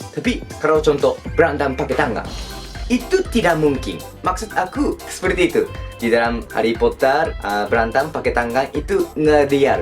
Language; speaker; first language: Indonesian; non-native, learner; Japanese